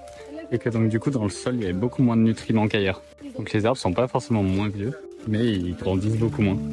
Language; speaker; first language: French; native; French